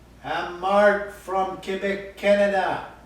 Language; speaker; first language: English; non-native, learner; French